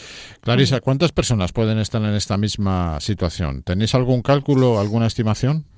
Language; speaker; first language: Spanish; native; Spanish